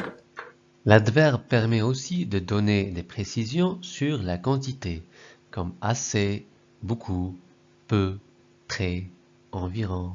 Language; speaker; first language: French; non-native, local second language; Arabic